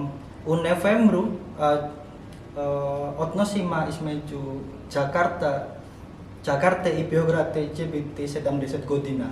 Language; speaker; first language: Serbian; non-native, learner; Indonesian